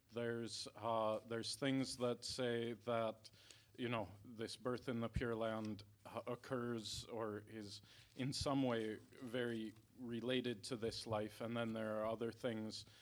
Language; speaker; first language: English; native; English